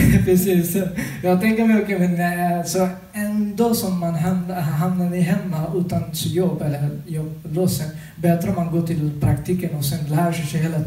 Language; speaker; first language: Swedish; non-native, learner; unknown